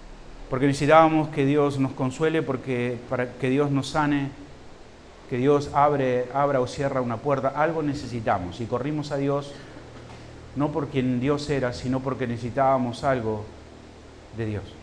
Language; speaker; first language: Spanish; native; Spanish